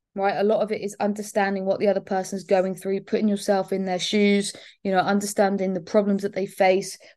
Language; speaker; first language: English; native; English